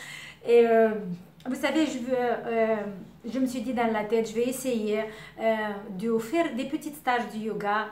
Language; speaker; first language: French; non-native, learner; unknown